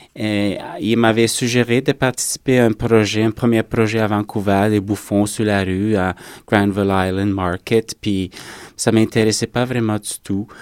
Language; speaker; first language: French; native; French